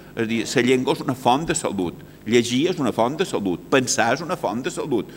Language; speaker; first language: Catalan; native; Catalan